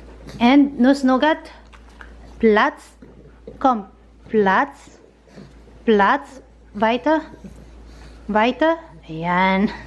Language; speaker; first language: German; non-native, learner; Filipino